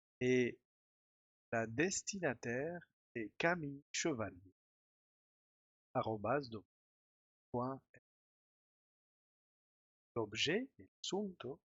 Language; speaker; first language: French; non-native, fluent; Spanish